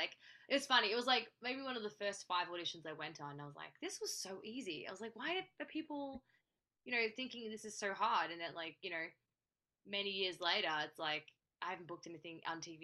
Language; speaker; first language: English; native; English